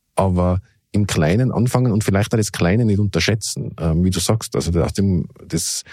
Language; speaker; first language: German; native; German